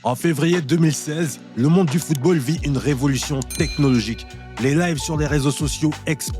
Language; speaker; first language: French; native; French